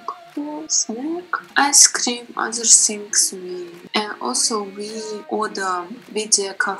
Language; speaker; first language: English; non-native, learner; Russian